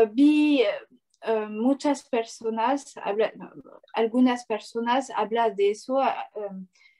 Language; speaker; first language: Spanish; non-native, learner; French